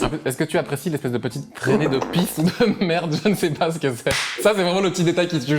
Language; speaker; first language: French; native; French